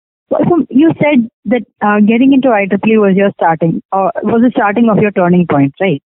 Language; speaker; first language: English; non-native, local second language; Malayalam